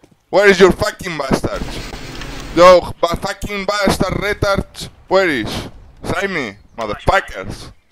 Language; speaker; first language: English; non-native, learner; Spanish